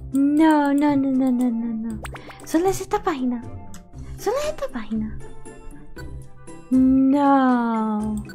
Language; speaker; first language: Spanish; early bilingual, heritage; Spanish